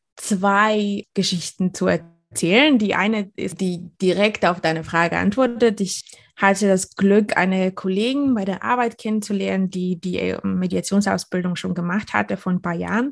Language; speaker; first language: German; non-native, fluent; Bulgarian